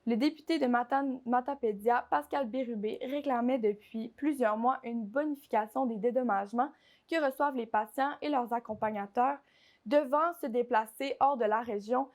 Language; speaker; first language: French; native; French